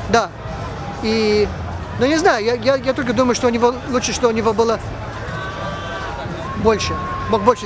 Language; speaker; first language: Russian; early bilingual, heritage; Russian